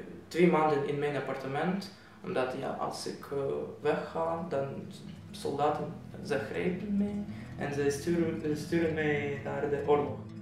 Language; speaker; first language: Dutch; non-native, learner; Russian